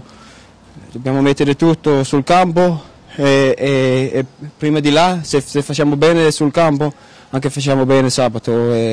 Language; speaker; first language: Italian; non-native, learner; Danish